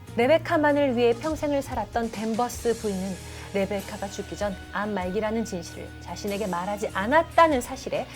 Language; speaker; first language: Korean; native; Korean